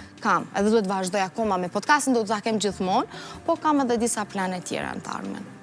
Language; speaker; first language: Albanian; early bilingual, heritage; Albanian